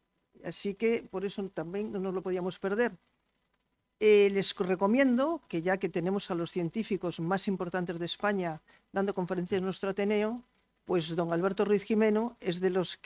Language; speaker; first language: Spanish; native; Spanish